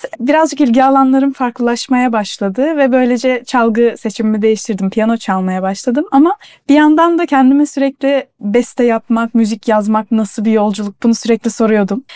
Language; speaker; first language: Turkish; native; Turkish